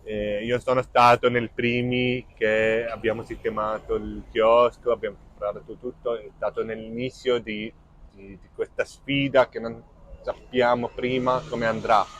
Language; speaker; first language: Italian; non-native, fluent; Arabic